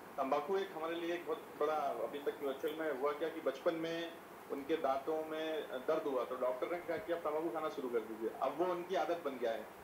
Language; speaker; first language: Hindi; native; Hindi